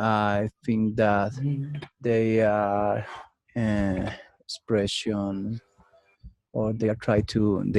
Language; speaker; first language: English; non-native, learner; Spanish